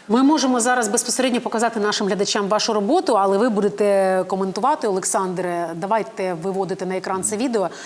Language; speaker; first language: Ukrainian; native; Ukrainian